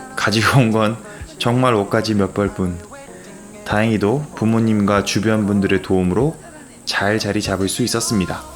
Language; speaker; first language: Korean; native; Korean